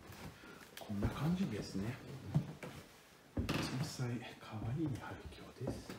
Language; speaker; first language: Japanese; non-native, fluent; French